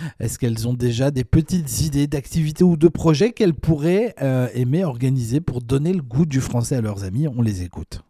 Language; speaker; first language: French; native; French